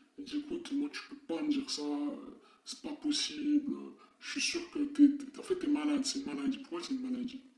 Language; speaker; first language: French; non-native, local second language; Arabic